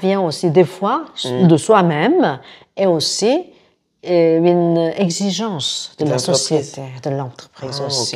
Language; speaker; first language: French; non-native, fluent; Korean